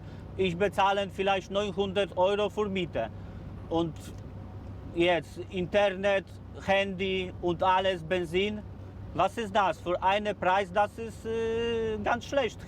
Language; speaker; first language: German; non-native, learner; Polish